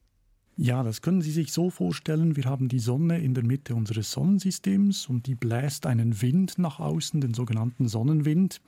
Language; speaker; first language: German; native; German